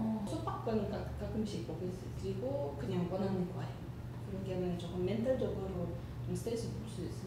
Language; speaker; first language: Korean; non-native, learner; Russian